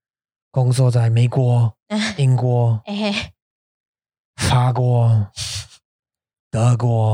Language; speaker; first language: Chinese; non-native, learner; English